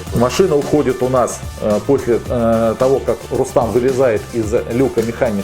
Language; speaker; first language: Russian; native; Russian